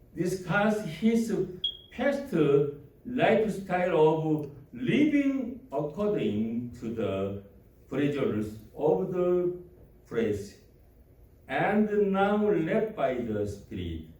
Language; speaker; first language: English; non-native, learner; Korean